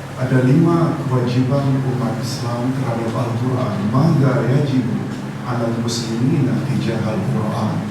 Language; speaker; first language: Malay; native; Malay